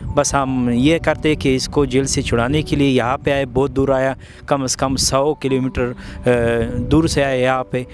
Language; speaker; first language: Hindi; non-native, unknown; Pashto